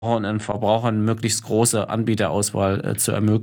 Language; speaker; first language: German; native; German